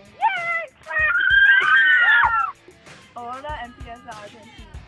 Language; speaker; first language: Spanish; non-native, learner; English